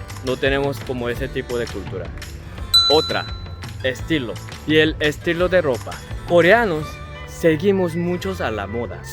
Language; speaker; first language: Spanish; non-native, learner; Korean